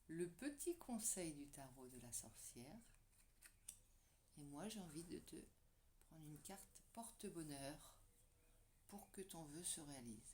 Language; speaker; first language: French; native; French